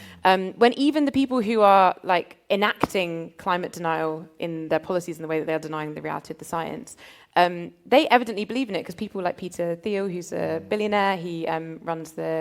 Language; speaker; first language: English; native; English